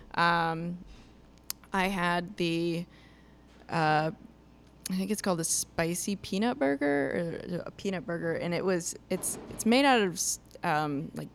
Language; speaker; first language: English; native; English